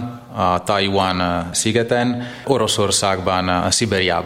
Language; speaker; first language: Hungarian; non-native, fluent; Italian